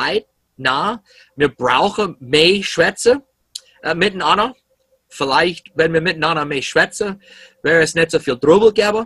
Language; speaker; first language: German; early bilingual, heritage; English